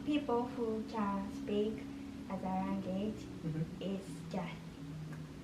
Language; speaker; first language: English; non-native, learner; Japanese